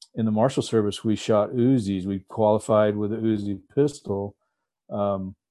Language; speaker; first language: English; native; English